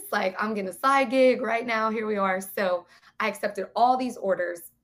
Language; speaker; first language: English; native; English